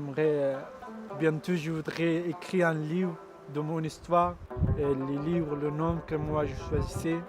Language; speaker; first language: French; non-native, learner; Pashto